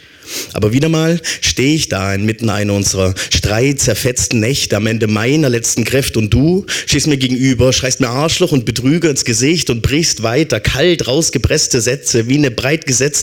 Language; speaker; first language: German; native; German